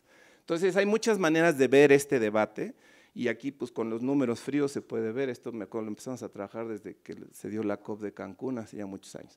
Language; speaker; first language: Spanish; native; Spanish